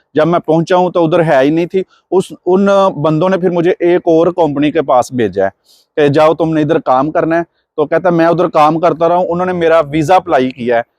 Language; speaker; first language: Urdu; non-native, local second language; Punjabi